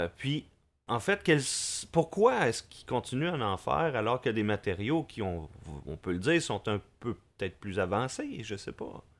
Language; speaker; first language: French; native; French